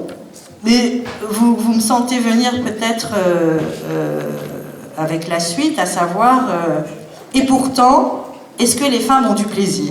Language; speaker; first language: French; native; French